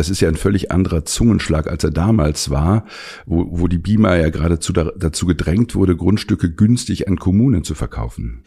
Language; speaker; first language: German; native; German